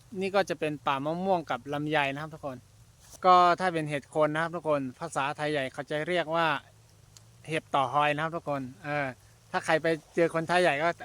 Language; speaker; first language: Thai; non-native, local second language; Shan